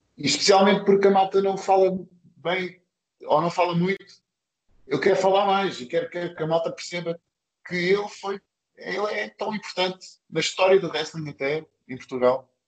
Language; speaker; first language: Portuguese; early bilingual, other home language; English